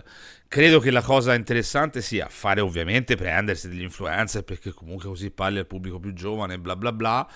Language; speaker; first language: Italian; native; Italian